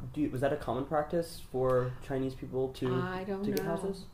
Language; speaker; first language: English; native; English